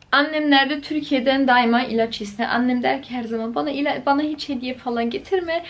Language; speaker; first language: Turkish; early bilingual, heritage; Turkish